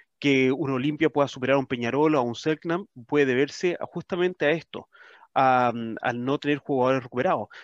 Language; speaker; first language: Spanish; early bilingual, heritage; Spanish